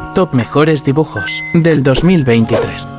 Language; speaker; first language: Spanish; native; Spanish